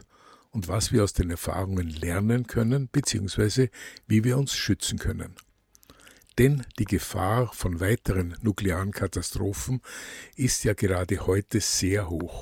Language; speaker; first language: German; native; German